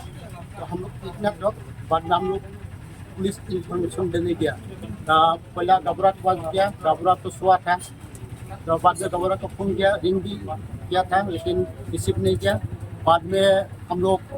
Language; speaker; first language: Hindi; non-native, local second language; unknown